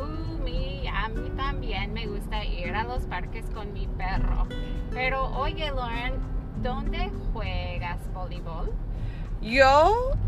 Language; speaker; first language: Spanish; non-native, fluent; English